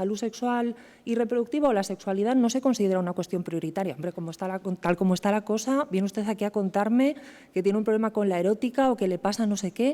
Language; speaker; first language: Spanish; native; Spanish